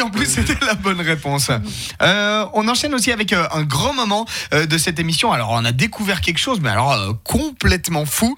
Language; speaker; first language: French; native; French